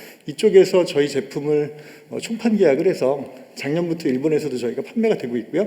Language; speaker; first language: Korean; native; Korean